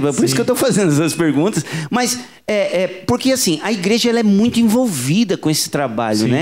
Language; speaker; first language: Portuguese; native; Portuguese